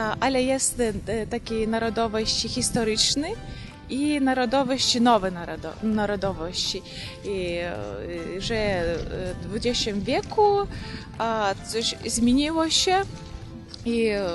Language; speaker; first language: Polish; non-native, learner; Russian